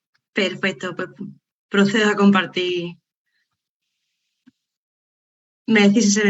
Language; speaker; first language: Spanish; native; Spanish